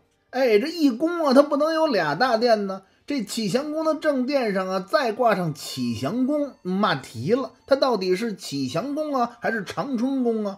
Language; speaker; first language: Chinese; native; Chinese